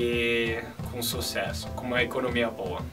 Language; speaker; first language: Portuguese; early bilingual, heritage; Portuguese